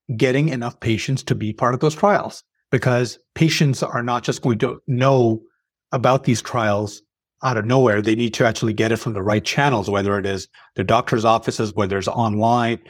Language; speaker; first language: English; early bilingual, other home language; Arabic